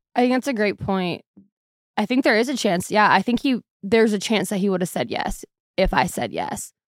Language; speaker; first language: English; native; English